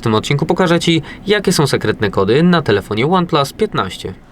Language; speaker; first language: Polish; native; Polish